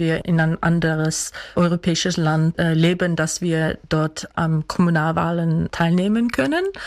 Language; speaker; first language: German; non-native, fluent; Dutch